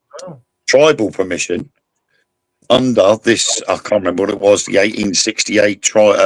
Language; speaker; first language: English; native; English